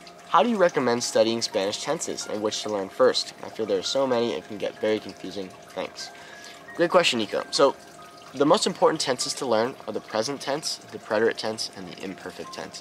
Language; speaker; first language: English; native; English